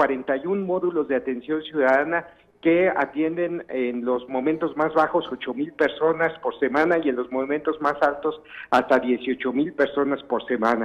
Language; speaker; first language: Spanish; native; Spanish